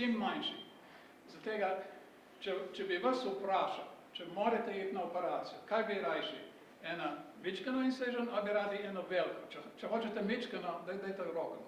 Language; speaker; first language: Slovenian; early bilingual, heritage; Slovenian